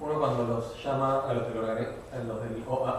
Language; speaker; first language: Spanish; native; Spanish